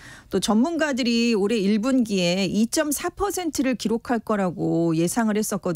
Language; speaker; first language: Korean; native; Korean